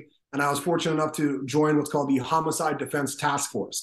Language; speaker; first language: English; native; English